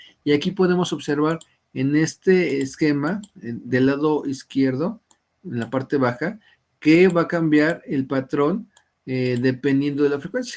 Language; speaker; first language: Spanish; native; Spanish